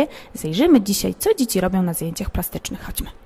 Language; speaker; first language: Polish; native; Polish